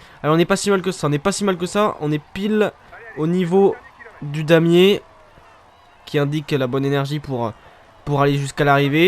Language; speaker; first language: French; native; French